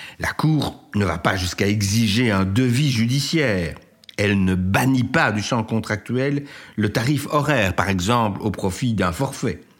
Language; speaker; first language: French; native; French